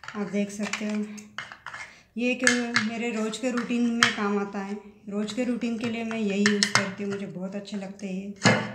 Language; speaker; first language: Hindi; non-native, local second language; Marathi